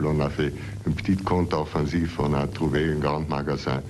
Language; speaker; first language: French; non-native, learner; German